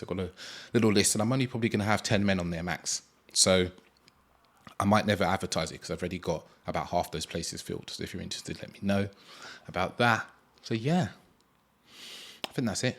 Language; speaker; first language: English; native; English